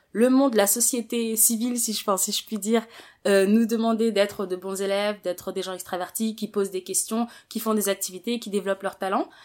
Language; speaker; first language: French; early bilingual, other home language; Wolof